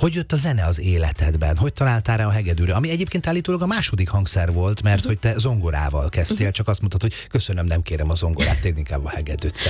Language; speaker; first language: Hungarian; native; Hungarian